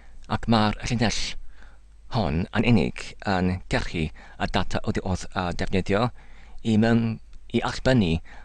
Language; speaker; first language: Welsh; non-native, learner; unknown